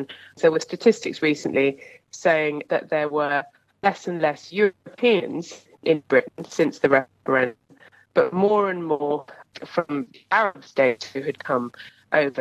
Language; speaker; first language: English; native; English